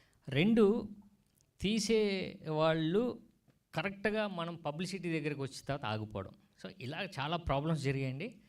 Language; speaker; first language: Telugu; native; Telugu